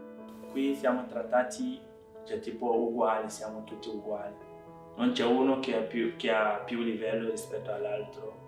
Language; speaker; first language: Italian; non-native, fluent; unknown